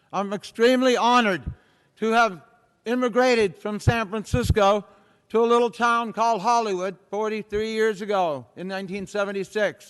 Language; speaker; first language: English; native; English